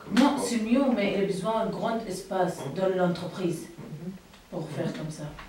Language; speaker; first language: French; non-native, learner; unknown